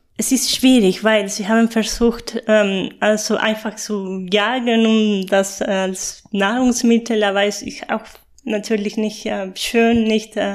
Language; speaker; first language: German; non-native, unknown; Spanish